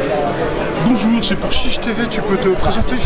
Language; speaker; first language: French; native; French